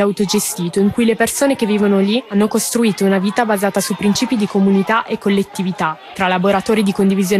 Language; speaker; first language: Italian; native; Italian